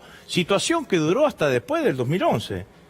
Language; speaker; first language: Spanish; native; Spanish